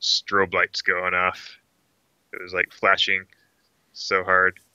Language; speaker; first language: English; native; English